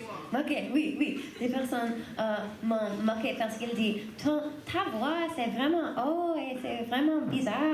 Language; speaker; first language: French; non-native, learner; English